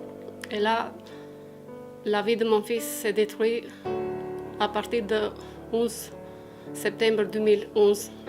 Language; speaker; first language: French; non-native, learner; Albanian